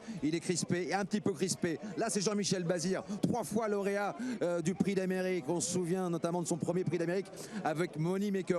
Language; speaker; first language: French; native; French